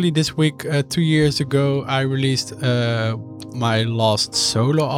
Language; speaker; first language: English; non-native, fluent; Dutch